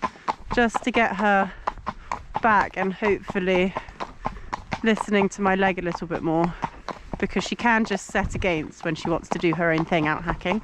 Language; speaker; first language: English; native; English